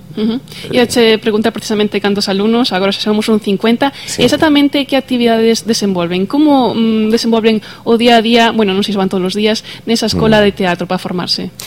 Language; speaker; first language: Galician; native; Galician